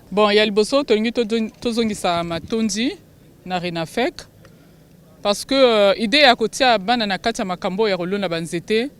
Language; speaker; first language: Lingala; native; Lingala